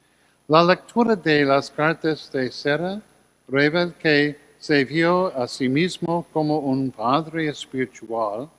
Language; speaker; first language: Spanish; non-native, learner; English